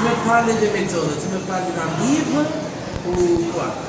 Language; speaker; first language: French; non-native, fluent; Spanish